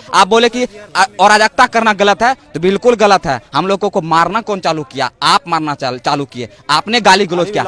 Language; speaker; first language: Hindi; native; Hindi